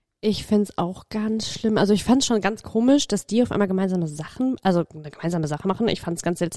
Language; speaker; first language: German; native; German